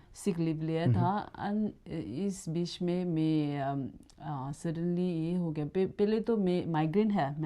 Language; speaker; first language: Hindi; non-native, learner; Tibetan